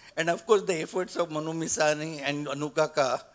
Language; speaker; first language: English; non-native, local second language; Marathi